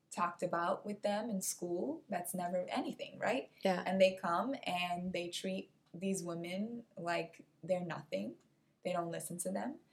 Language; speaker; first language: English; non-native, fluent; Portuguese